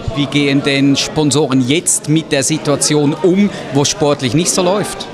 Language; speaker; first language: German; native; German